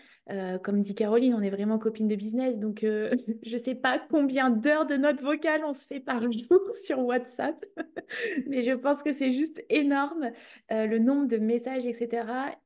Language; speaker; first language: French; native; French